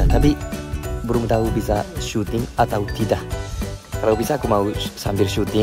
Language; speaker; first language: Indonesian; non-native, fluent; Japanese